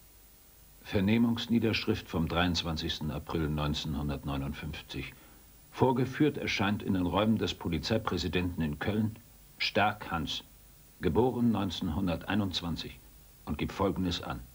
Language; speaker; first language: German; native; German